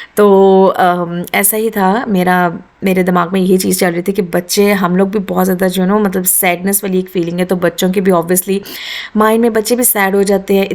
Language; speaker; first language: Urdu; native; Urdu